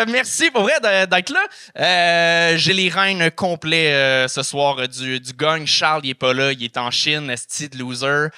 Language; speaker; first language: French; native; French